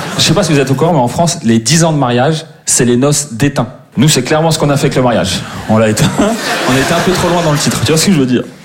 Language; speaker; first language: French; native; French